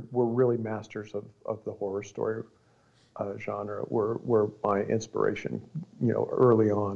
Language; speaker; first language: English; native; English